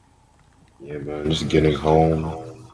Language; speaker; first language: English; native; English